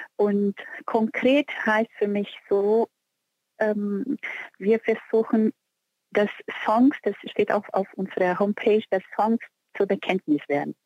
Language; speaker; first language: German; non-native, fluent; Portuguese